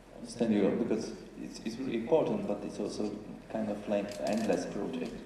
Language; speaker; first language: English; non-native, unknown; Czech